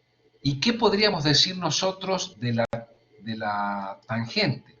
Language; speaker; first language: Spanish; native; Spanish